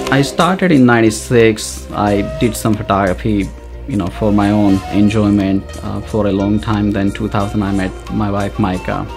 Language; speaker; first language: English; non-native, local second language; Gujarati